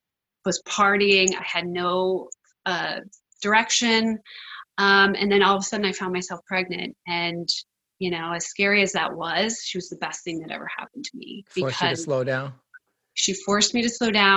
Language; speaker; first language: English; native; English